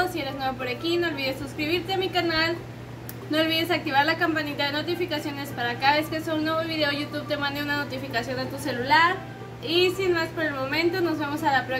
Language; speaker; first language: Spanish; native; Spanish